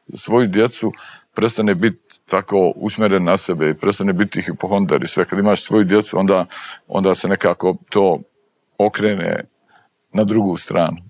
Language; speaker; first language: Bosnian; native; Bosnian